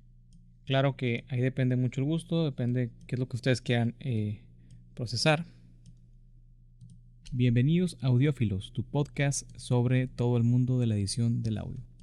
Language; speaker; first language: Spanish; native; Spanish